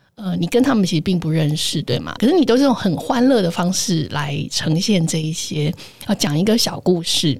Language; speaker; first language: Chinese; native; Chinese